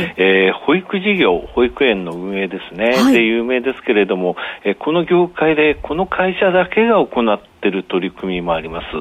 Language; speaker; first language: Japanese; native; Japanese